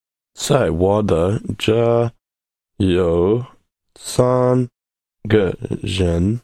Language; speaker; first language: Chinese; non-native, learner; English